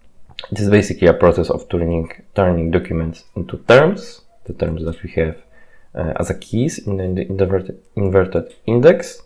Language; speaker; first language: English; non-native, fluent; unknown